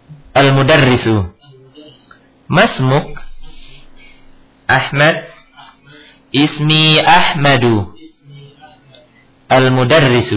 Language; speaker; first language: Arabic; non-native, fluent; Indonesian